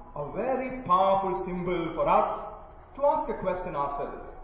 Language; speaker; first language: English; non-native, local second language; Malayalam